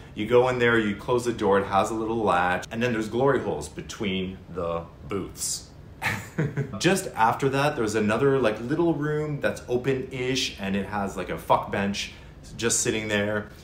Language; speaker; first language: English; native; English